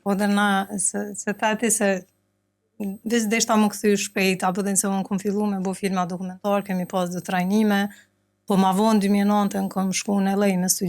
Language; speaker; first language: Albanian; native; Albanian